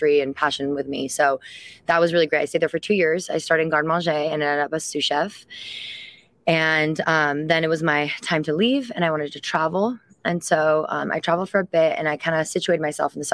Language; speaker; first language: English; early bilingual, other home language; French